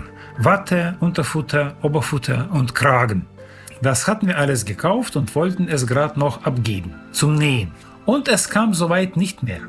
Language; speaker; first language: German; early bilingual, heritage; German